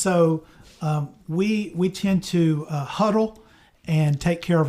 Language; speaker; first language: English; native; English